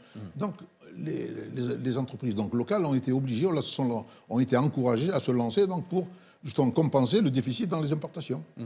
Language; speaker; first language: French; non-native, local second language; Arabic